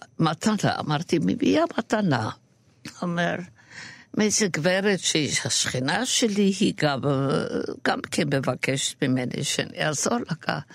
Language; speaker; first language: Hebrew; non-native, fluent; Yiddish